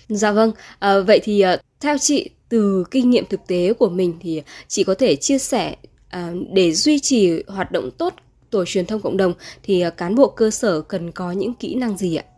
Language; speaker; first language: Vietnamese; native; Vietnamese